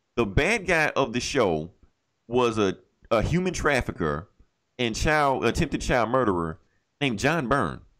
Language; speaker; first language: English; native; English